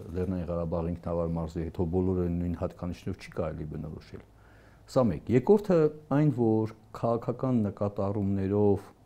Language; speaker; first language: Armenian; native; Armenian